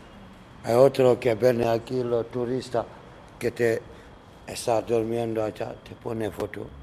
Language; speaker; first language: Spanish; non-native, learner; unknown